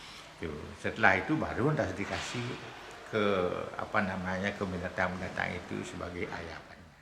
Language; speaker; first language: Indonesian; non-native, local second language; Balinese